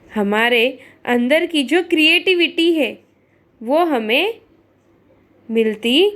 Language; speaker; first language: Hindi; non-native, local second language; Marathi